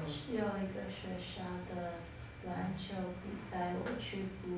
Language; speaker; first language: Chinese; non-native, learner; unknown